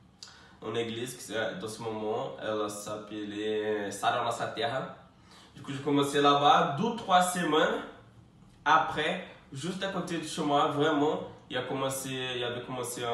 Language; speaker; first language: French; non-native, fluent; Portuguese